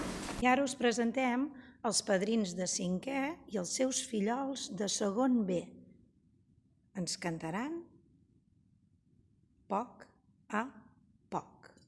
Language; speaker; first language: Catalan; native; Catalan